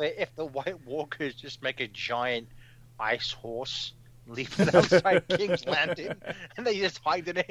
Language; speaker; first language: English; native; English